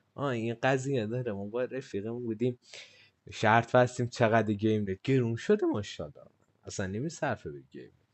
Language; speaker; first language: Persian; native; Persian